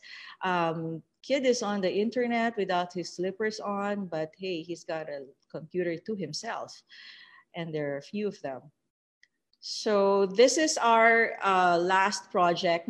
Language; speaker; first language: English; non-native, local second language; Filipino